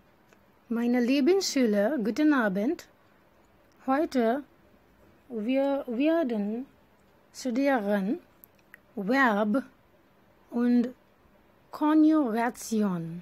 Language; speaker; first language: German; non-native, learner; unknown